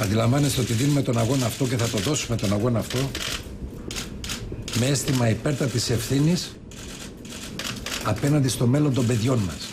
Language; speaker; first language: Greek; native; Greek